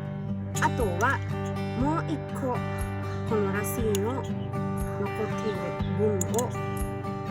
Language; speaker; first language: Japanese; non-native, fluent; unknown